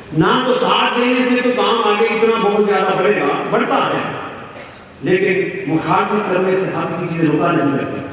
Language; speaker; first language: Urdu; non-native, local second language; Punjabi